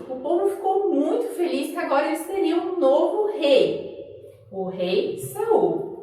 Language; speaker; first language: Portuguese; native; Portuguese